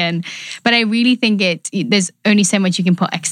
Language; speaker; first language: English; native; English